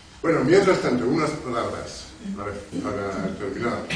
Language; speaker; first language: Spanish; non-native, fluent; English